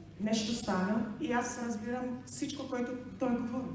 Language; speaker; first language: Bulgarian; non-native, learner; Macedonian